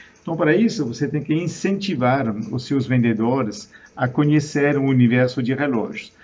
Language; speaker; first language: Portuguese; non-native, fluent; French